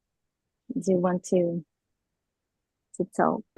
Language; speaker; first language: English; non-native, learner; Portuguese